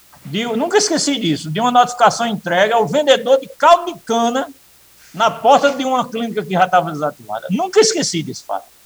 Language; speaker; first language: Portuguese; native; Portuguese